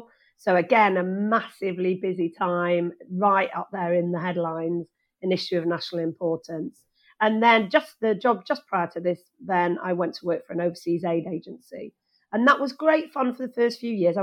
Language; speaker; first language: English; native; English